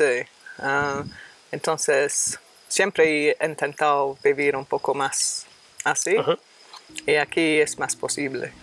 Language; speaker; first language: Spanish; non-native, fluent; English